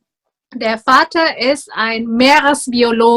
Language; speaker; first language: German; non-native, fluent; Indonesian